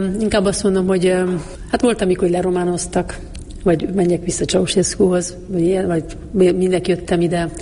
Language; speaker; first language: Hungarian; native; Hungarian